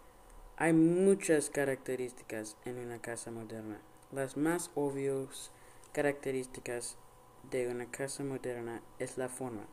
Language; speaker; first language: Spanish; non-native, learner; English